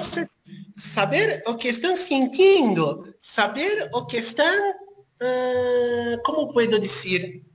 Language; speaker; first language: Portuguese; non-native, fluent; Spanish